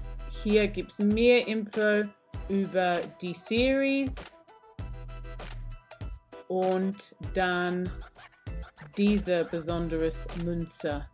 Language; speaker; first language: German; non-native, learner; English